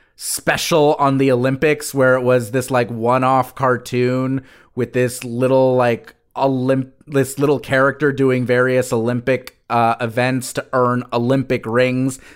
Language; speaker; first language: English; early bilingual, other home language; Spanish